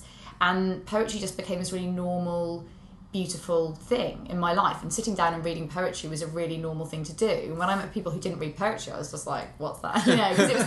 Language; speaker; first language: English; native; English